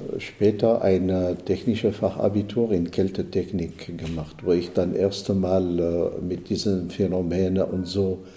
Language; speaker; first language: German; non-native, fluent; Arabic